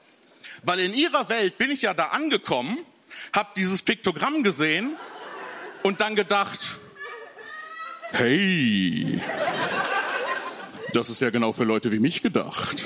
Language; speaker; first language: German; native; German